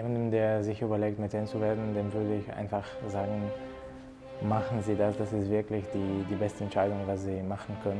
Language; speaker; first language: German; non-native, fluent; Bulgarian